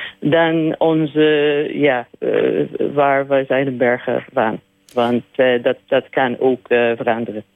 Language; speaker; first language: Dutch; non-native, learner; English